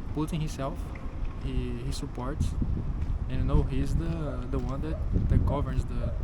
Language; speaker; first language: English; non-native, fluent; Portuguese